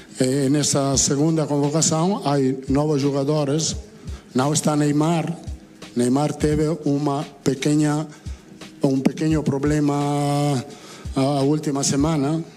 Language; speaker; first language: Portuguese; non-native, learner; Italian